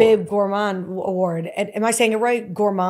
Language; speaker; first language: English; native; English